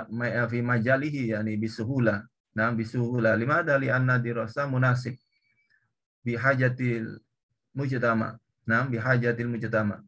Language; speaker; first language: Arabic; non-native, learner; Indonesian